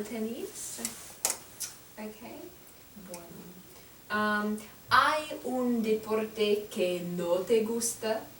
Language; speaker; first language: Spanish; non-native, fluent; English